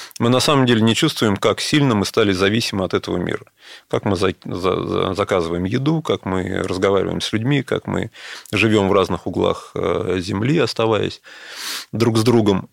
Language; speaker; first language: Russian; native; Russian